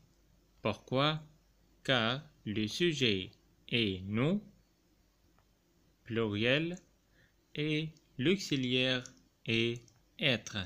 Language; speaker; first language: French; non-native, fluent; Arabic